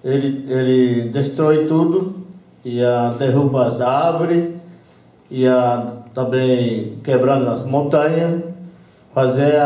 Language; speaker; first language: Portuguese; non-native, local second language; Yanomámi